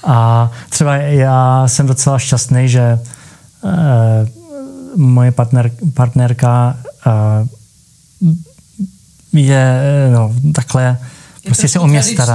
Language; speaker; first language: Czech; early bilingual, heritage; Czech